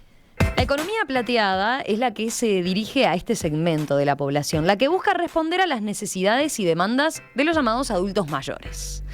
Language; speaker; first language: Spanish; native; Spanish